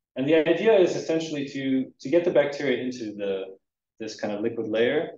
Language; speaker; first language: English; native; English